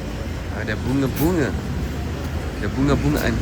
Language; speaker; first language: Malay; native; Malay